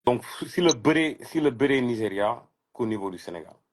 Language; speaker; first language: French; non-native, local second language; Wolof